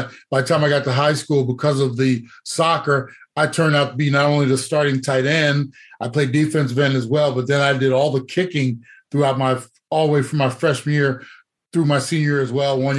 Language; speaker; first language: English; native; English